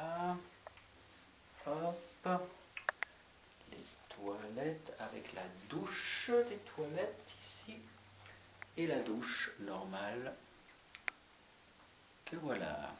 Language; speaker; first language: French; native; French